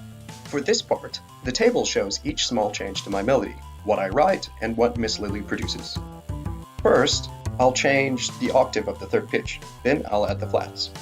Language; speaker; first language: English; native; English